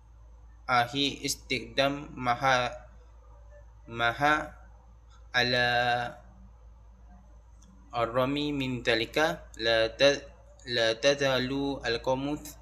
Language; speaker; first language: Arabic; non-native, learner; Malay